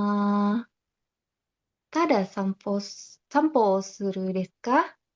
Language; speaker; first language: Japanese; non-native, learner; Indonesian